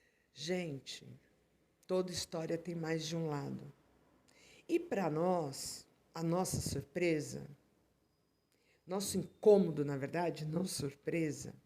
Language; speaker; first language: Portuguese; native; Portuguese